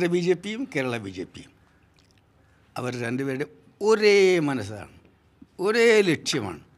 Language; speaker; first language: Malayalam; native; Malayalam